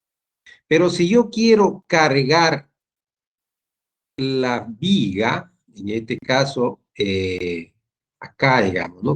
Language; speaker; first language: Spanish; native; Spanish